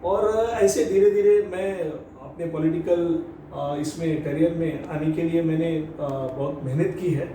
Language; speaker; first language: Hindi; non-native, local second language; Marathi